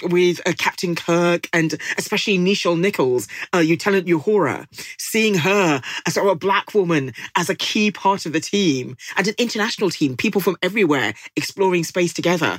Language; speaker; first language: English; native; English